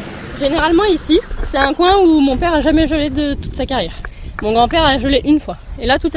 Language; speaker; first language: French; native; French